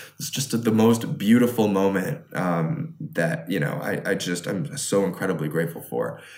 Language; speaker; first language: English; early bilingual, other home language; Chinese